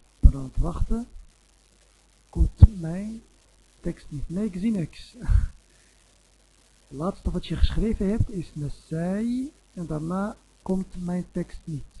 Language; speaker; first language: Dutch; non-native, fluent; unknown